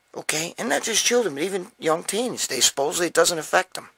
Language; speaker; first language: English; native; English